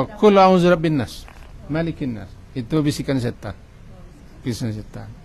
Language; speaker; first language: Malay; non-native, local second language; Minangkabau